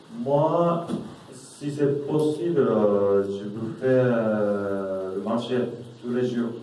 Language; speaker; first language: French; non-native, learner; Japanese